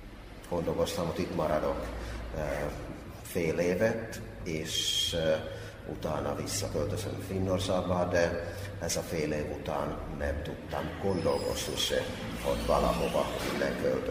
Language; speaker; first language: Hungarian; non-native, fluent; Finnish